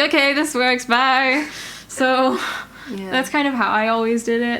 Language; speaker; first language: English; native; English